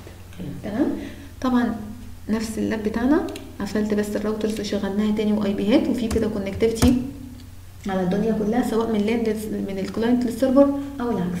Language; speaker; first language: Arabic; native; Arabic